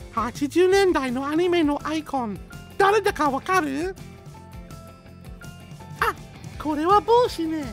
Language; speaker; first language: Japanese; non-native, fluent; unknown